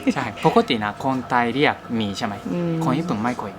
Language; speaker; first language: Thai; non-native, learner; Japanese